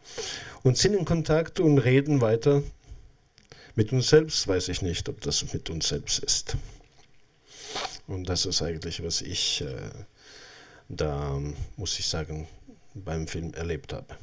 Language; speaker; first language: German; non-native, local second language; French